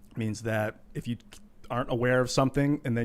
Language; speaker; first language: English; native; English